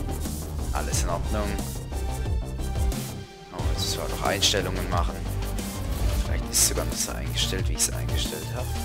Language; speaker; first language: German; native; German